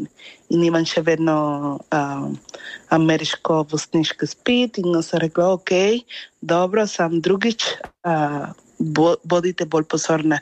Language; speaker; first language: Slovenian; non-native, fluent; Spanish